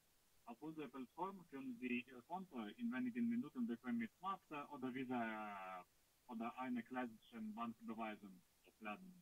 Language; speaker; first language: German; non-native, learner; Russian